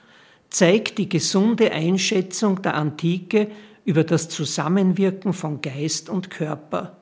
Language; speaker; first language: German; native; German